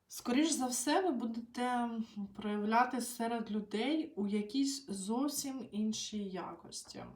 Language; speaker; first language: Ukrainian; non-native, local second language; Russian